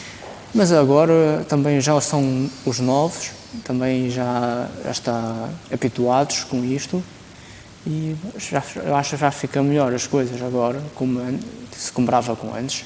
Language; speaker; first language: Portuguese; early bilingual, other home language; Chinese